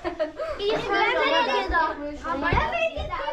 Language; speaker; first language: German; early bilingual, other home language; Korean